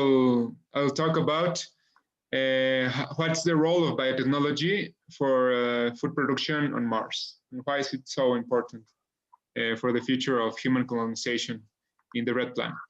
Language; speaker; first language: English; non-native, fluent; Spanish